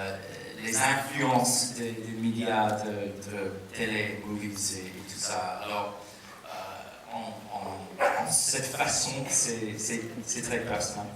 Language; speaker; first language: French; non-native, fluent; English